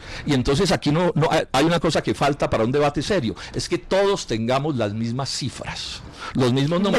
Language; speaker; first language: Spanish; native; Spanish